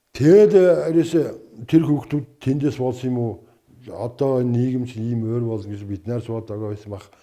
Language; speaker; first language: Mongolian; non-native, local second language; Kazakh